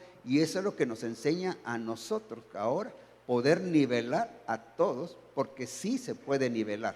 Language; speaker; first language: Spanish; native; Spanish